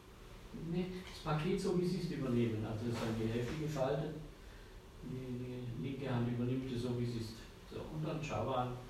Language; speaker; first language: German; native; German